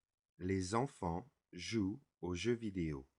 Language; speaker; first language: French; non-native, fluent; English